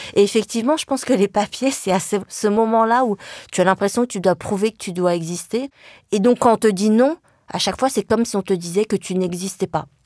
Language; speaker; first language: French; early bilingual, other home language; Vietnamese